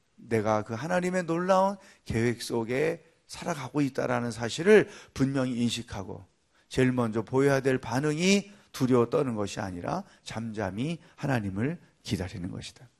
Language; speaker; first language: Korean; native; Korean